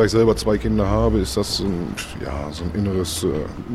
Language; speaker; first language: German; native; German